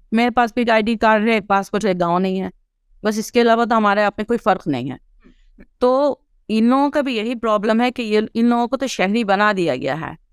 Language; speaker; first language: Urdu; early bilingual, heritage; Urdu